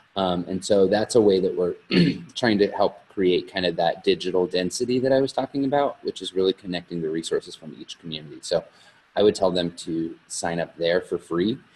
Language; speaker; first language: English; native; English